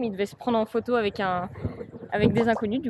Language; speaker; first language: French; native; French